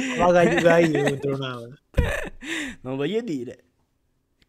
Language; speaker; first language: Italian; native; Italian